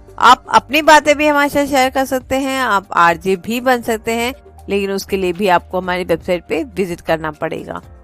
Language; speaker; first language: Hindi; native; Hindi